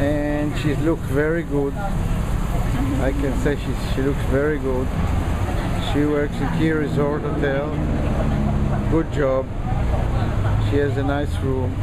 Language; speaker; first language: English; non-native, learner; Hebrew